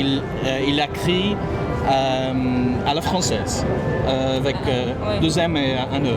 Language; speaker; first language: French; non-native, fluent; English